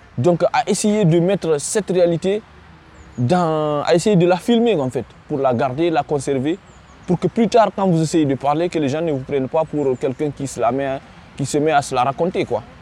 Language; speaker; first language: French; non-native, local second language; Fula